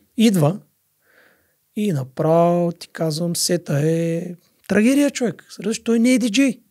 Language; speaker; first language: Bulgarian; native; Bulgarian